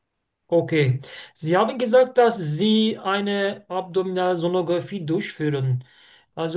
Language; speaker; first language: German; non-native, fluent; Turkish